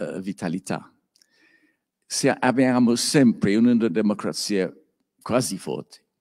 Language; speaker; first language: Italian; non-native, learner; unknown